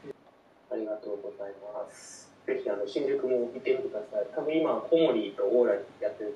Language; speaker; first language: Japanese; native; Japanese